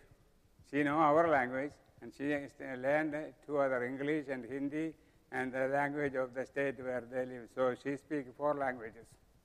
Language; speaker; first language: English; non-native, local second language; Malayalam